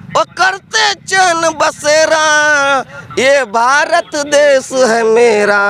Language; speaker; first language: Hindi; native; Hindi